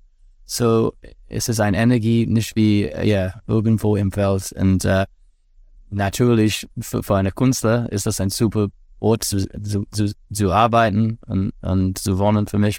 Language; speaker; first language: German; non-native, learner; English